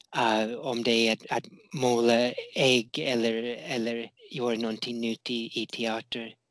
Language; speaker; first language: Swedish; non-native, fluent; English